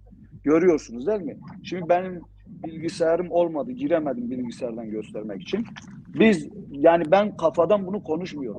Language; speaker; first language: Turkish; non-native, local second language; Zaza